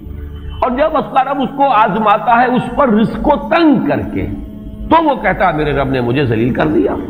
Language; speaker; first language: Urdu; native; Urdu